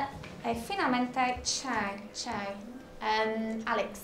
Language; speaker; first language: Italian; non-native, fluent; English